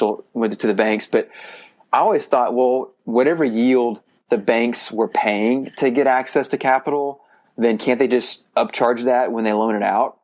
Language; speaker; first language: English; native; English